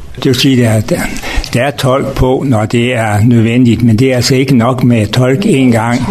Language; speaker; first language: Danish; native; Danish